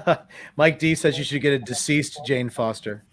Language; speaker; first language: English; native; English